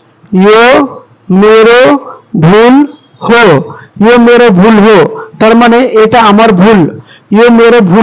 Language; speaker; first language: Nepali; non-native, fluent; Bangla